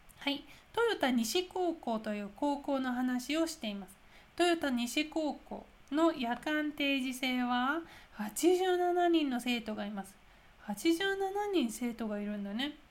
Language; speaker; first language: Japanese; native; Japanese